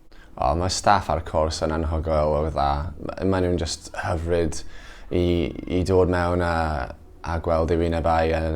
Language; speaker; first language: Welsh; non-native, local second language; English